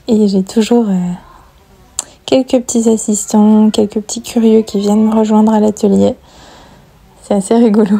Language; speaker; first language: French; native; French